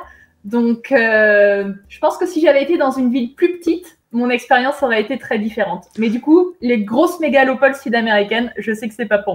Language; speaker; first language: French; native; French